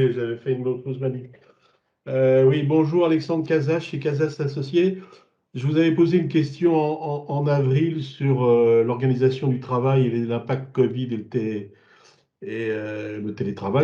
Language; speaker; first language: French; native; French